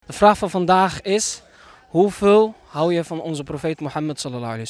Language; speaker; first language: Dutch; native; Dutch